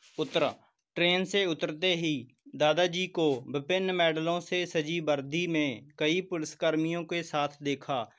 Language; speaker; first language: Hindi; non-native, local second language; Punjabi